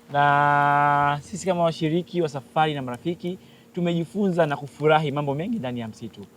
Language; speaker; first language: Swahili; native; Swahili